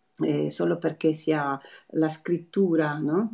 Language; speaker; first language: Italian; native; Italian